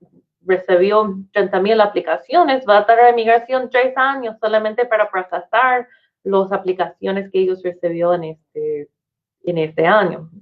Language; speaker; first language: Spanish; non-native, fluent; English